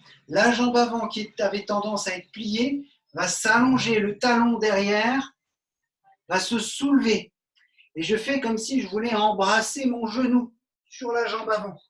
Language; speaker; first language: French; native; French